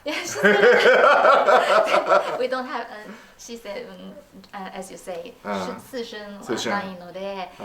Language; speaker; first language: English; non-native, learner; Chinese